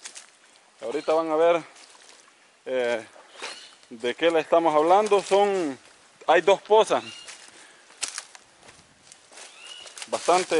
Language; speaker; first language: Spanish; native; Spanish